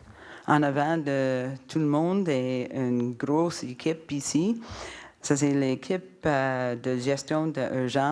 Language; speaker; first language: French; non-native, learner; English